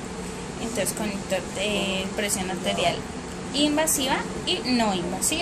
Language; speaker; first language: Spanish; native; Spanish